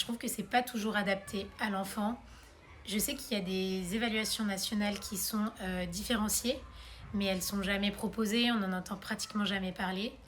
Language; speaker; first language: French; native; French